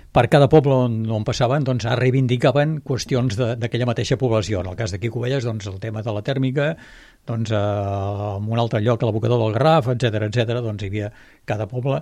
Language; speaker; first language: Catalan; native; Catalan